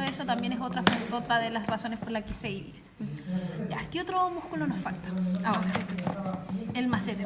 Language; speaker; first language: Spanish; native; Spanish